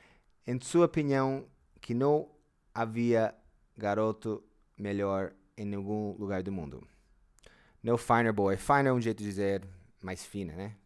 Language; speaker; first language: Portuguese; non-native, fluent; English